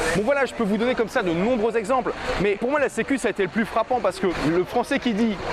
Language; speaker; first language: French; native; French